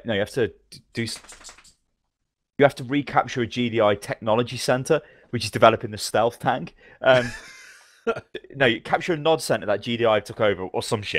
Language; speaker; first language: English; native; English